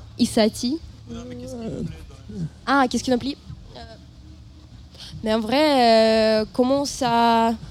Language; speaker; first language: French; non-native, learner; Ukrainian